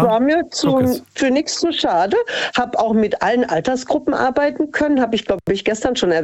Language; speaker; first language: German; native; German